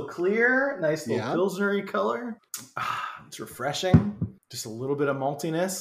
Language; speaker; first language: English; native; English